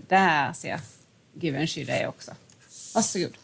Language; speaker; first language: Swedish; native; Swedish